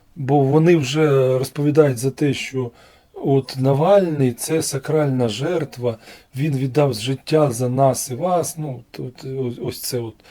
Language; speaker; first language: Ukrainian; non-native, local second language; Russian